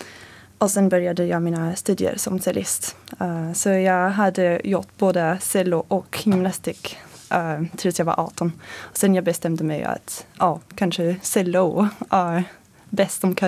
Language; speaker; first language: Swedish; non-native, fluent; French